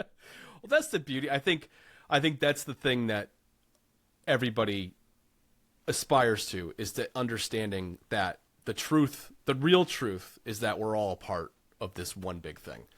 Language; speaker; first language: English; native; English